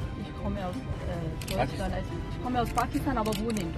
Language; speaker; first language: German; non-native, fluent; Urdu